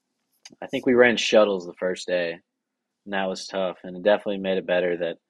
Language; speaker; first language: English; native; English